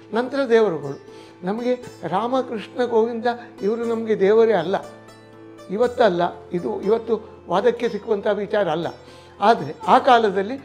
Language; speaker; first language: Kannada; non-native, local second language; Tulu